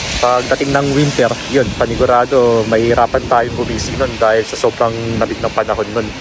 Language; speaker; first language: Filipino; native; Filipino